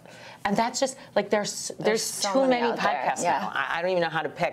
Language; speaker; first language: English; native; English